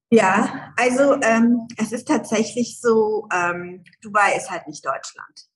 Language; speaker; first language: German; early bilingual, other home language; Persian